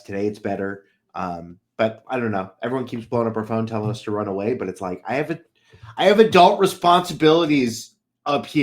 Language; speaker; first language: English; native; English